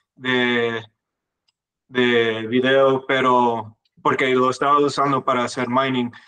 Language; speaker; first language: Spanish; non-native, fluent; English